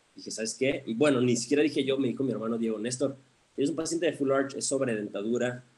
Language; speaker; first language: Spanish; early bilingual, heritage; Spanish